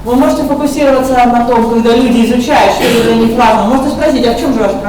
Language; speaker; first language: Russian; native; Russian